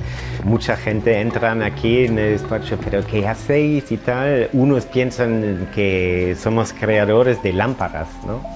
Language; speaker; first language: Spanish; non-native, fluent; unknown